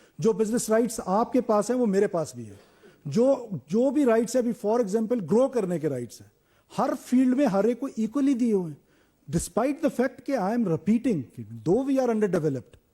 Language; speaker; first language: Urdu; non-native, local second language; Baluchi